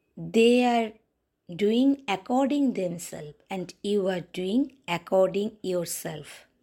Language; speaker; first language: English; non-native, local second language; Bangla